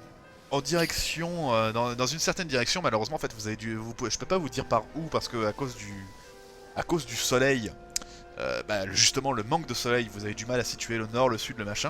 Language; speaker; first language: French; native; French